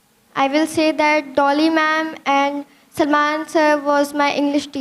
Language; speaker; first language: English; non-native, learner; Hindi